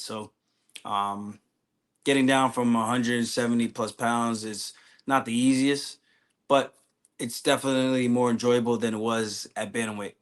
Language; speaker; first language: English; native; English